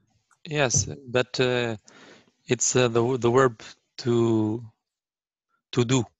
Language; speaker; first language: English; non-native, learner; Arabic